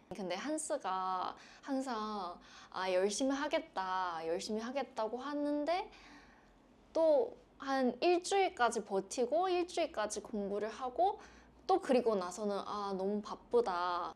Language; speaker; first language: Korean; non-native, fluent; Chinese